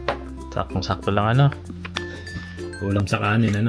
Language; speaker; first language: Filipino; native; Filipino